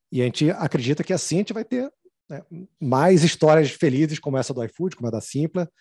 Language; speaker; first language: Portuguese; native; Portuguese